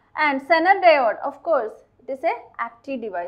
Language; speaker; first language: English; non-native, local second language; Malayalam